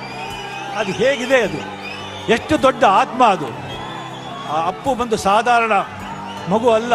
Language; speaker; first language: Kannada; non-native, local second language; Marathi